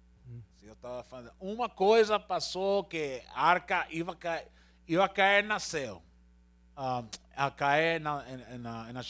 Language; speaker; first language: Portuguese; non-native, learner; Spanish